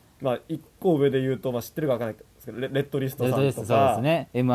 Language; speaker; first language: Japanese; native; Japanese